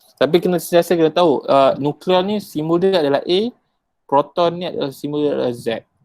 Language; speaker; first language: Malay; native; Malay